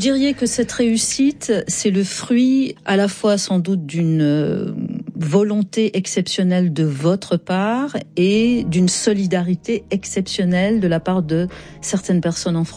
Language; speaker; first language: French; native; French